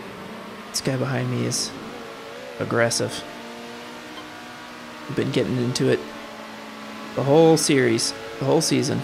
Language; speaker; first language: English; native; English